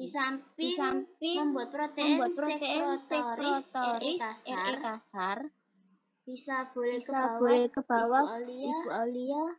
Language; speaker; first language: Indonesian; native; Indonesian